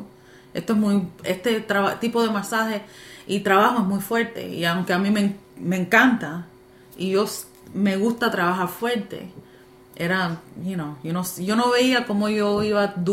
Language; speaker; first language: Spanish; early bilingual, heritage; Spanish